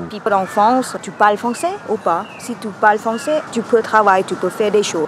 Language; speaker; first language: French; non-native, learner; Thai